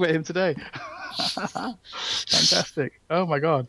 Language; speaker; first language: English; native; English